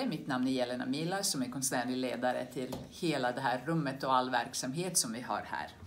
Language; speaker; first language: Swedish; non-native, fluent; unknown